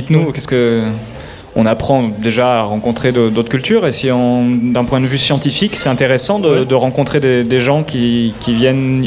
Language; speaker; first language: French; native; French